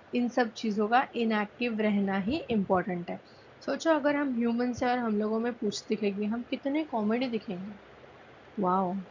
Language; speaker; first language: Hindi; non-native, local second language; Marathi